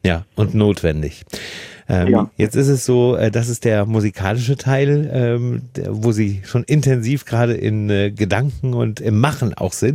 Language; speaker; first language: German; native; German